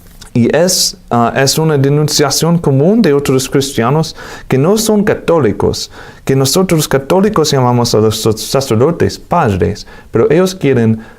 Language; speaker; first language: Spanish; non-native, fluent; English